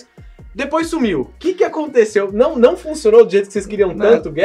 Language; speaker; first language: Portuguese; native; Portuguese